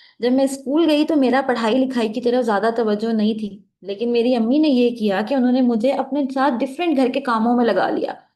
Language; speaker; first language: Urdu; native; Urdu